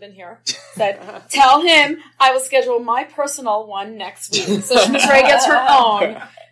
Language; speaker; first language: English; native; English